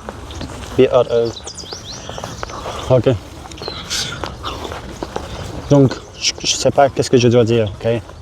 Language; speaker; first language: French; non-native, learner; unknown